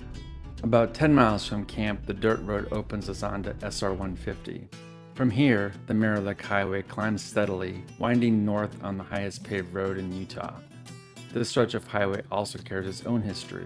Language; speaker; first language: English; native; English